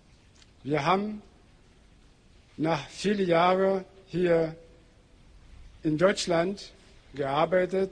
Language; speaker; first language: German; non-native, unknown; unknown